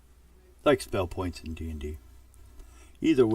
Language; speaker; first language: English; native; English